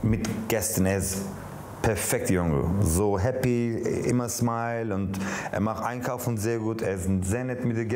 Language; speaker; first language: German; non-native, learner; Turkish